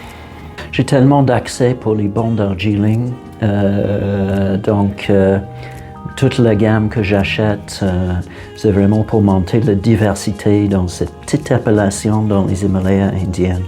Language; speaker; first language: French; non-native, fluent; English